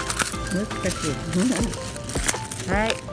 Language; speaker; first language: Japanese; non-native, learner; Filipino